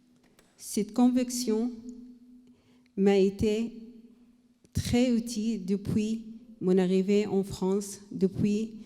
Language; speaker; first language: French; non-native, learner; Arabic